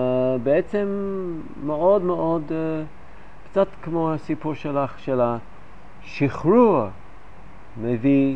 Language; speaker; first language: Hebrew; non-native, fluent; English